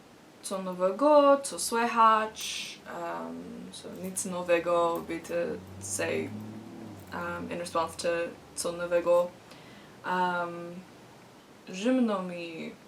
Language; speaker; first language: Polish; non-native, learner; English